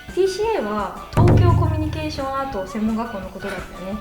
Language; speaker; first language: Japanese; native; Japanese